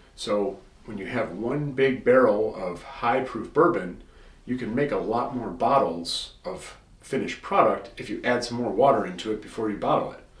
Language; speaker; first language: English; native; English